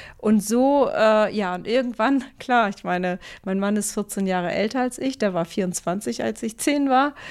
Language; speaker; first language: German; native; German